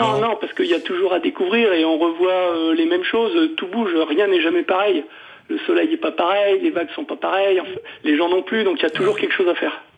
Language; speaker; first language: French; native; French